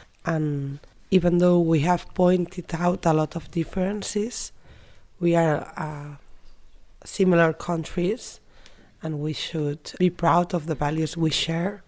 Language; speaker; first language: English; non-native, fluent; Catalan